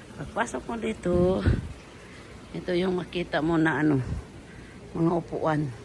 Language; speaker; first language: Filipino; non-native, local second language; Cebuano